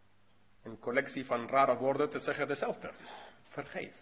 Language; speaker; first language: Dutch; non-native, learner; English